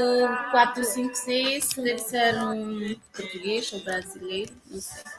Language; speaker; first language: Portuguese; non-native, local second language; Tetum